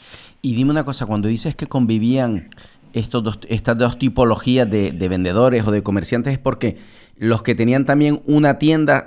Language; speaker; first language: Spanish; native; Spanish